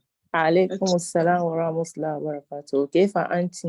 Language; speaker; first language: Arabic; non-native, learner; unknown